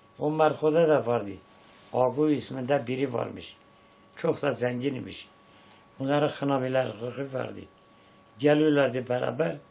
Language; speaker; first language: Turkish; non-native, local second language; Zaza